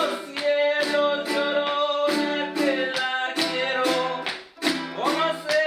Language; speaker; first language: Spanish; native; Spanish